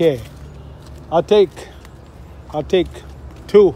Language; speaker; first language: English; native; English